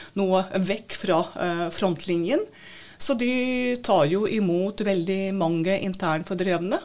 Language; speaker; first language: Norwegian; non-native, fluent; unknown